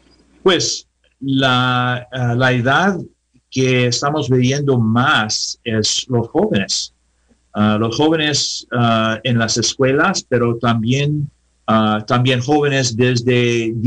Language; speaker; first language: Spanish; non-native, learner; English